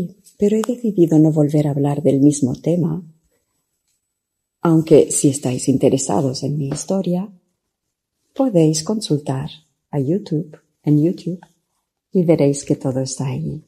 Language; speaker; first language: Spanish; non-native, fluent; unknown